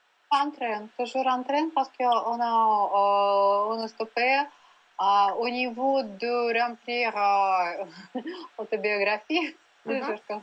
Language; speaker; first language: French; non-native, learner; Russian